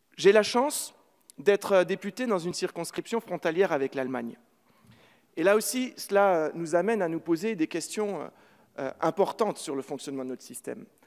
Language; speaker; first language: French; native; French